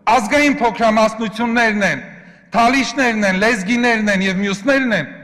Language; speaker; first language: Armenian; non-native, local second language; Kurdish